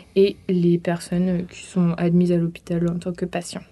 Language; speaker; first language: French; native; French